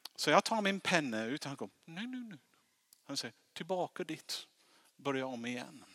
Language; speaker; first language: Swedish; non-native, fluent; English